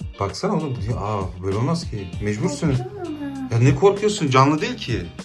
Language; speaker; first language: Turkish; early bilingual, heritage; Turkish